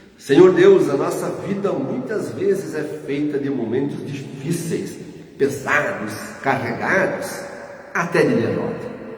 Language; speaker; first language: Portuguese; native; Portuguese